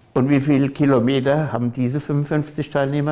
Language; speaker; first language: German; native; German